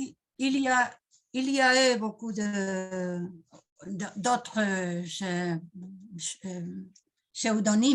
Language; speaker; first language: French; non-native, fluent; Spanish